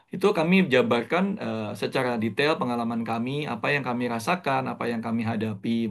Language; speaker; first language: Indonesian; native; Indonesian